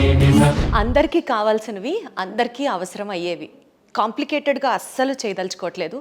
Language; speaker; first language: Telugu; native; Telugu